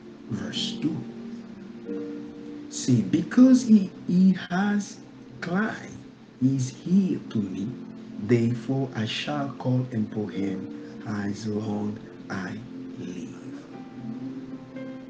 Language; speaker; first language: English; non-native, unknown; Haitian Creole